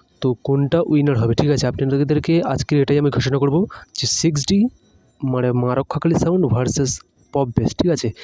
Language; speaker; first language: Bangla; non-native, local second language; Hindi